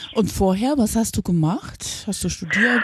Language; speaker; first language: German; native; German